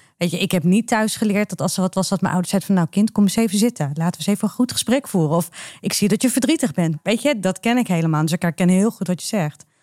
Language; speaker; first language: Dutch; early bilingual, other home language; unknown